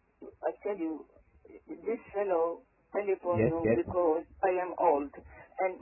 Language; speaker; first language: English; early bilingual, other home language; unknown